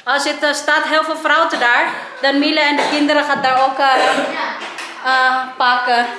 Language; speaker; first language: Dutch; non-native, learner; Waray